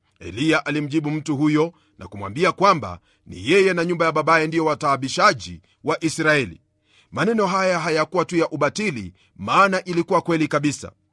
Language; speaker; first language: Swahili; non-native, local second language; Luyia